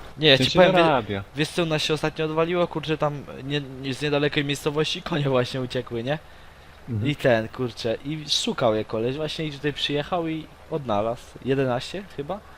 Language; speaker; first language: Polish; native; Polish